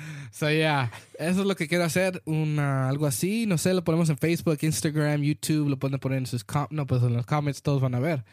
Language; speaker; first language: Spanish; early bilingual, heritage; Spanish